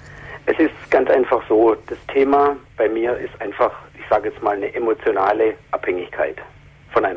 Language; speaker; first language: German; native; German